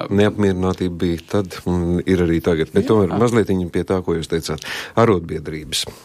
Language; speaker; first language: Latvian; native; Latvian